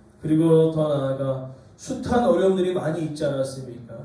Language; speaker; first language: Korean; native; Korean